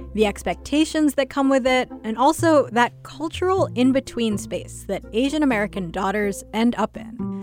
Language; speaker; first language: English; native; English